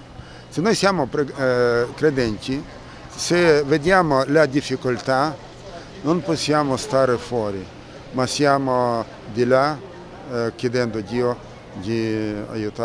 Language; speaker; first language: Italian; non-native, fluent; Russian